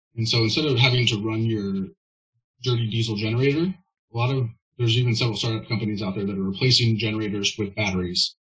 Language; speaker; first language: English; native; English